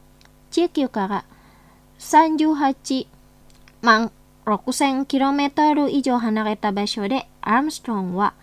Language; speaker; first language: Japanese; non-native, fluent; Indonesian